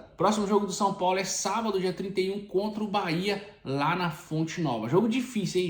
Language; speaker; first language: Portuguese; native; Portuguese